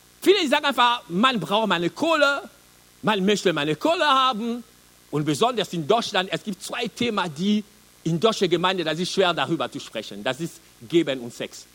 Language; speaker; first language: German; non-native, learner; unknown